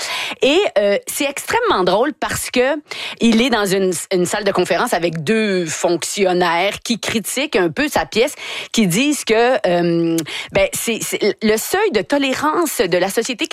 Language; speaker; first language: French; native; French